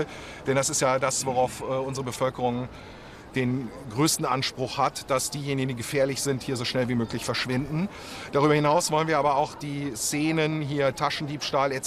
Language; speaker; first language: German; native; German